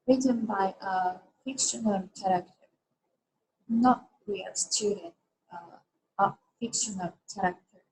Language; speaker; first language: English; non-native, learner; Japanese